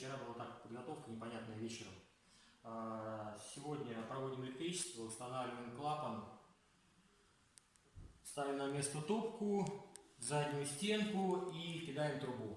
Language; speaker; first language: Russian; native; Russian